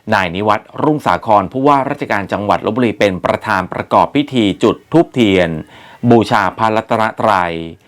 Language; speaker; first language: Thai; native; Thai